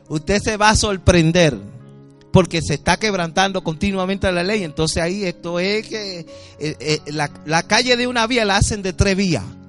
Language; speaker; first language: Spanish; native; Spanish